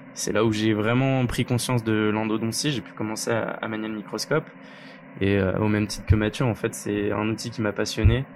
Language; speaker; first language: French; native; French